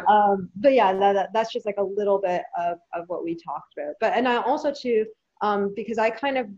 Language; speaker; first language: English; native; English